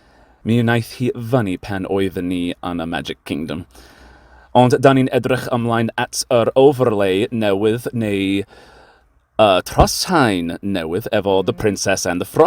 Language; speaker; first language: Welsh; non-native, learner; English